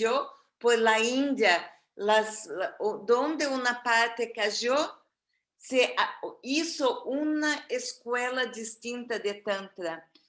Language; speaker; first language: Spanish; non-native, fluent; Portuguese